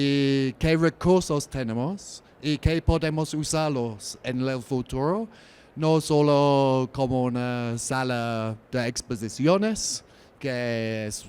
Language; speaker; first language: Spanish; non-native, learner; English